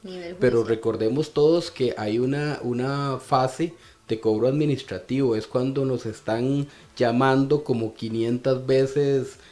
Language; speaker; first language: Spanish; native; Spanish